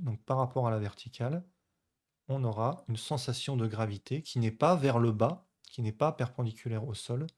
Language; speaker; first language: French; native; French